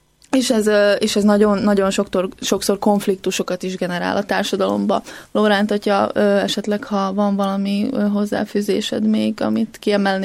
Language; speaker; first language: Hungarian; native; Hungarian